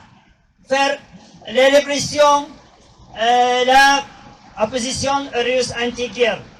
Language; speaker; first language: French; non-native, learner; Russian